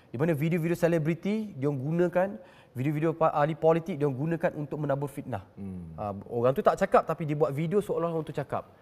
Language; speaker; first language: Malay; native; Malay